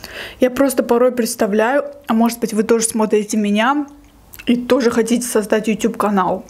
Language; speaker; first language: Russian; native; Russian